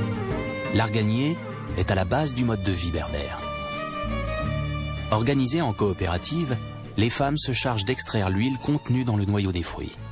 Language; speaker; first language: French; native; French